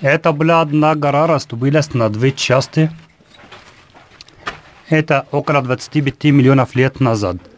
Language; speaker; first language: Russian; non-native, learner; Arabic